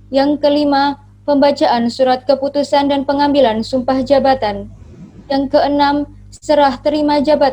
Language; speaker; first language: Malay; native; Malay